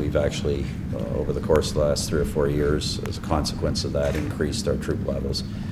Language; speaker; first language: English; native; English